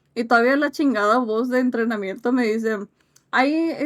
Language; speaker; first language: Spanish; early bilingual, heritage; Spanish